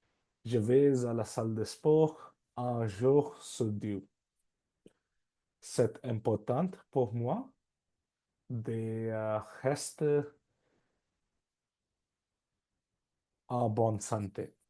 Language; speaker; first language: French; non-native, learner; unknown